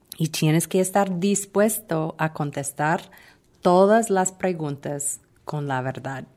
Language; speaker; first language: Spanish; non-native, fluent; English